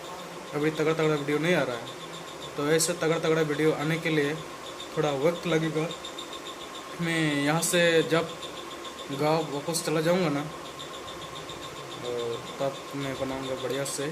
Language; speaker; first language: Hindi; non-native, local second language; Santali